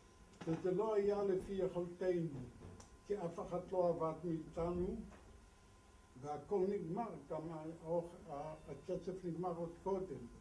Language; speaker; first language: Hebrew; non-native, fluent; Polish